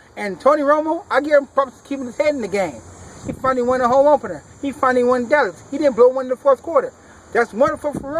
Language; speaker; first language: English; native; English